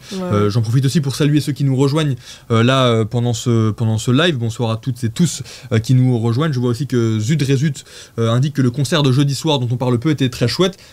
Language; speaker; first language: French; native; French